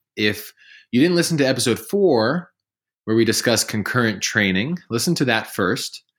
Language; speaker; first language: English; native; English